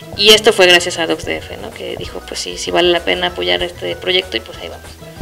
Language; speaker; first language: Spanish; native; Spanish